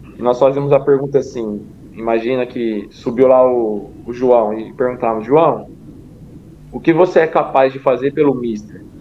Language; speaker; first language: Portuguese; native; Portuguese